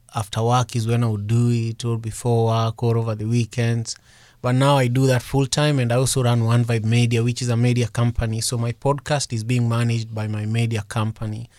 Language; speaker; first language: English; non-native, local second language; Luo (Kenya and Tanzania)